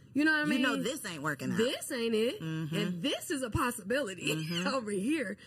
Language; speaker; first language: English; native; English